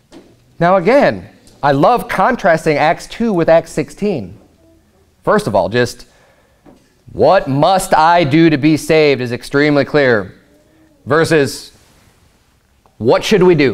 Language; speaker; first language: English; native; English